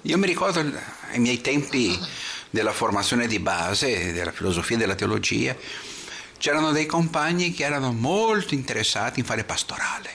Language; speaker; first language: Italian; non-native, fluent; Portuguese